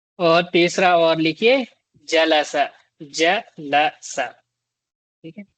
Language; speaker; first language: Urdu; native; Urdu